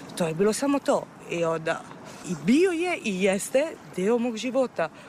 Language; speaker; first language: Serbian; non-native, fluent; Italian